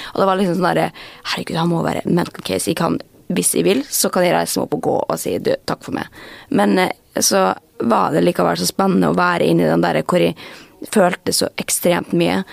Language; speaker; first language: Norwegian; native; Norwegian